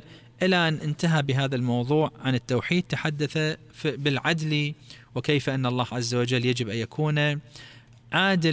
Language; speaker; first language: Arabic; native; Arabic